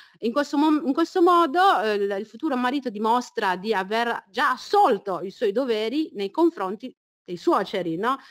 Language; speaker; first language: Italian; early bilingual, other home language; Chinese